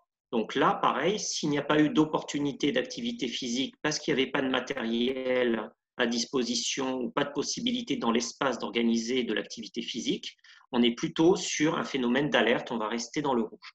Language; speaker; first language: French; native; French